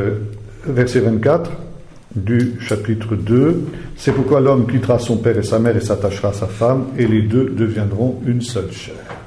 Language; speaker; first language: French; native; French